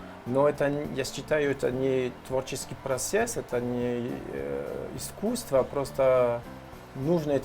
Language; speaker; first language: Russian; non-native, learner; French